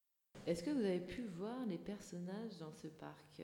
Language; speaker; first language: French; native; French